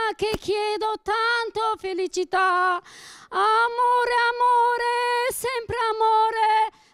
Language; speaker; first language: Italian; native; Italian